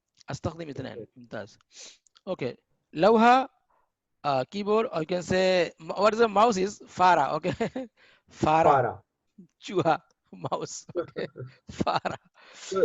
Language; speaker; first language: English; non-native, learner; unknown